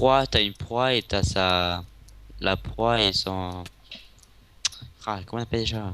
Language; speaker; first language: French; native; French